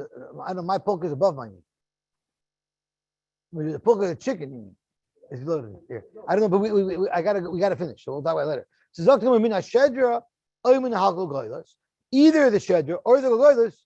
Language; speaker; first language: English; native; English